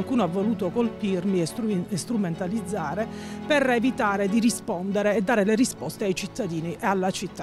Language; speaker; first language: Italian; native; Italian